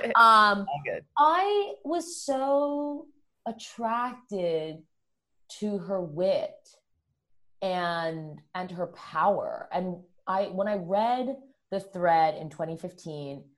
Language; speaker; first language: English; early bilingual, other home language; Spanish